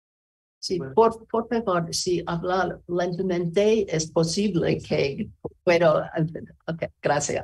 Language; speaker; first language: Spanish; non-native, learner; English